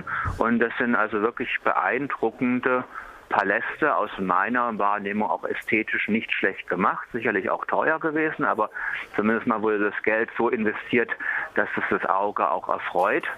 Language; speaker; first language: German; native; German